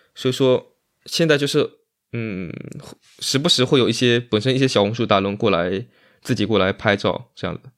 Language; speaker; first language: Chinese; native; Chinese